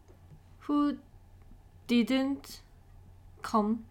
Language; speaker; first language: English; non-native, learner; Korean